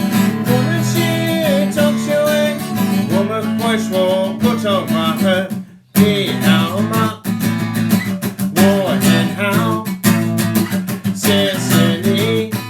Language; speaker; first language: Chinese; non-native, fluent; English